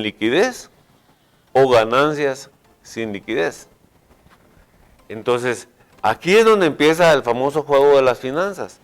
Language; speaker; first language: Spanish; native; Spanish